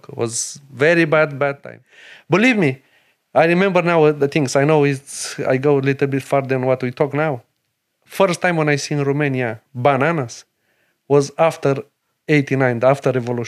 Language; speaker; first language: English; non-native, learner; Romanian